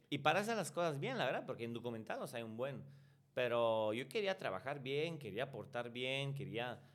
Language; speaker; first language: Spanish; non-native, fluent; Italian